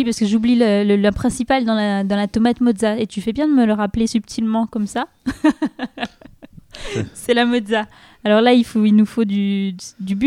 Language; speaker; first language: French; native; French